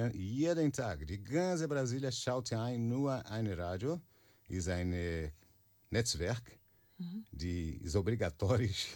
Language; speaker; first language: German; non-native, learner; Portuguese